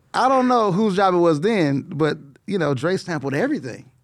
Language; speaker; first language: English; native; English